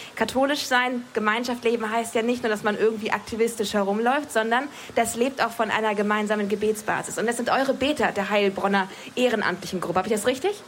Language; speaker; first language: German; native; German